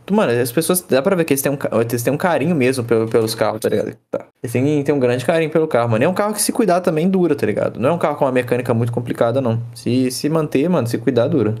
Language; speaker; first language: Portuguese; native; Portuguese